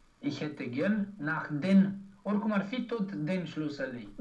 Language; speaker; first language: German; non-native, learner; Romanian